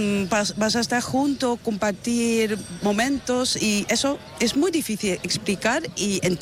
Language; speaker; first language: Spanish; non-native, fluent; Dutch